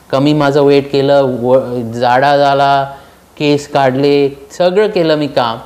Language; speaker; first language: Marathi; early bilingual, heritage; Marathi